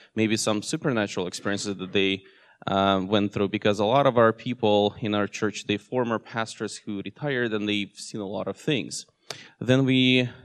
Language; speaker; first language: English; non-native, fluent; Russian